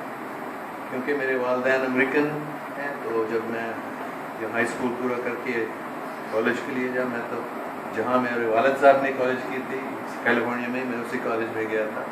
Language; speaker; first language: Hindi; non-native, local second language; English